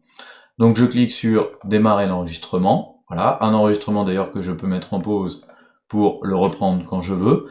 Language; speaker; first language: French; native; French